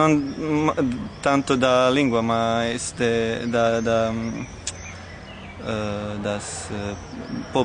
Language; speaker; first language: Galician; non-native, learner; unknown